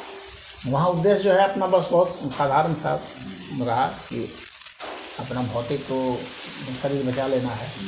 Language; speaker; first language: Hindi; native; Hindi